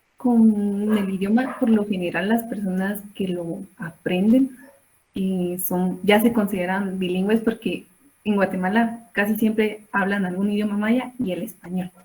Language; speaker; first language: Spanish; native; Spanish